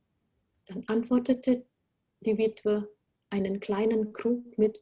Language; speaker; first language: German; non-native, fluent; Indonesian